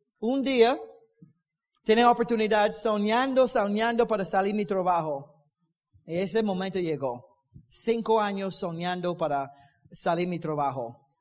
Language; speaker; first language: Spanish; non-native, learner; English